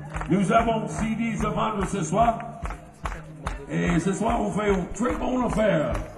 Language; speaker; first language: French; non-native, learner; English